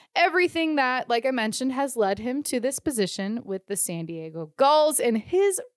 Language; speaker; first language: English; native; English